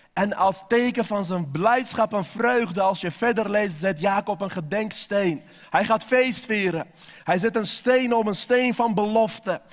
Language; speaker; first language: Dutch; non-native, fluent; Armenian